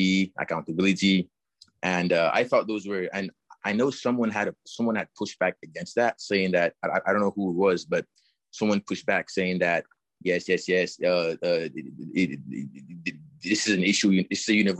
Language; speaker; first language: English; non-native, local second language; French